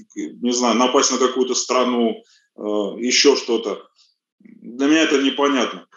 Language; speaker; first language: Russian; early bilingual, other home language; Armenian